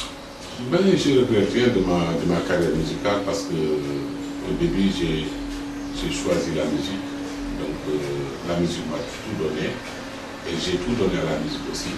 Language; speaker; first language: French; non-native, local second language; Wolof